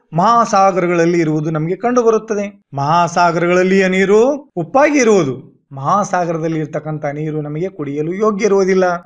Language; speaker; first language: Kannada; native; Kannada